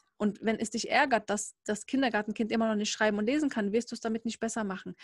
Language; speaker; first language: German; native; German